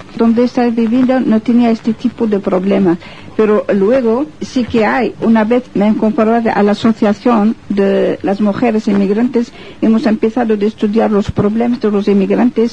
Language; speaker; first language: Spanish; non-native, fluent; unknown